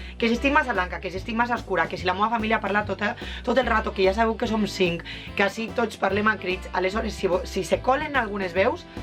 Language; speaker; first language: Catalan; native; Catalan